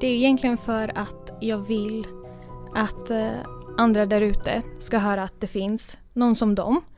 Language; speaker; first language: Swedish; early bilingual, other home language; Kurdish